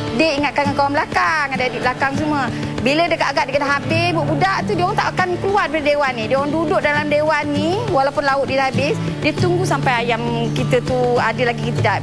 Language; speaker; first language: Malay; native; Malay